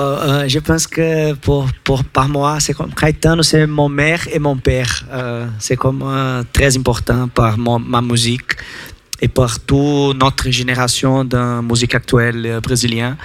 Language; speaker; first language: French; non-native, learner; Portuguese